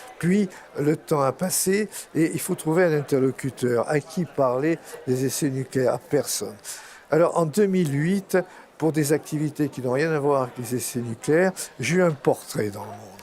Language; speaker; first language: French; native; French